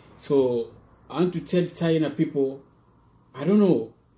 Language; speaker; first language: English; non-native, learner; Lingala